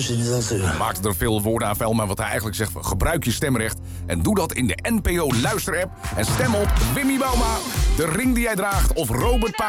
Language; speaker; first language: Dutch; native; Dutch